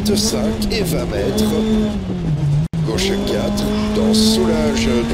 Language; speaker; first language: French; native; French